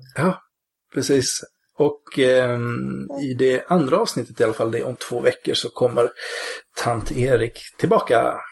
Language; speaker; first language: Swedish; native; Swedish